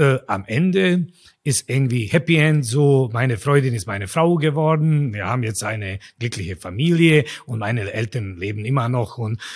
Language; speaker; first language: German; non-native, fluent; Croatian